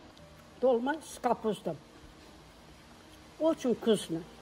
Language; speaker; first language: Russian; non-native, learner; Azerbaijani